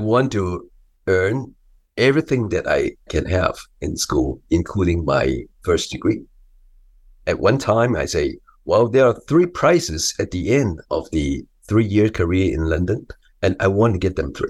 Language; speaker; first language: English; non-native, local second language; Cantonese